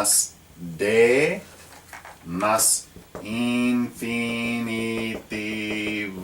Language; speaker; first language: Spanish; non-native, fluent; English